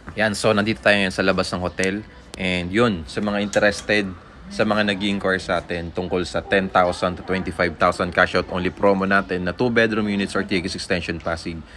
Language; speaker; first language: Filipino; native; Filipino